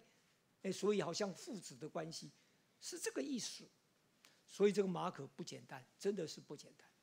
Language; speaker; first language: Chinese; native; Chinese